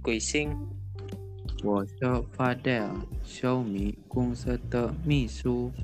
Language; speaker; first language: Chinese; non-native, learner; Indonesian